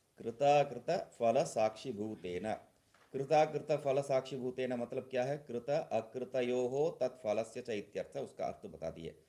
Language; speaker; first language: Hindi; non-native, local second language; Tamil